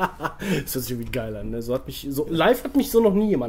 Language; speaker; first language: German; native; German